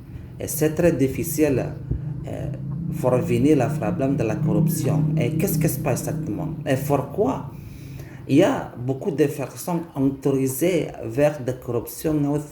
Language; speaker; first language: French; non-native, learner; Indonesian